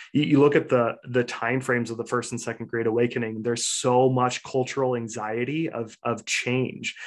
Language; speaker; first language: English; native; English